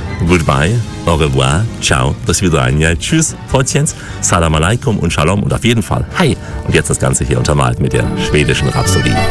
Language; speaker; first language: German; native; German